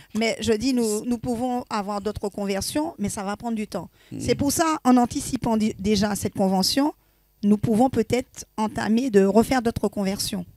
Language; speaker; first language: French; native; French